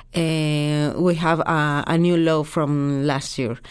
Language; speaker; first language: English; non-native, fluent; Spanish